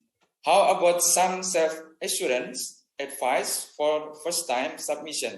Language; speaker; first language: English; non-native, fluent; Indonesian